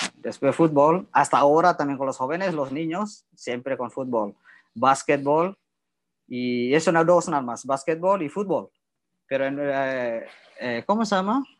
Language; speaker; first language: Spanish; non-native, learner; Indonesian